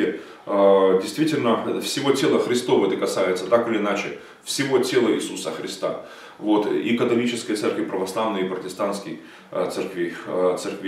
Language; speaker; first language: Russian; native; Russian